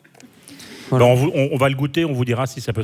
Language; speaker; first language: French; native; French